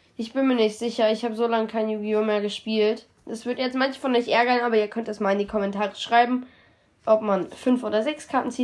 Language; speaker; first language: German; native; German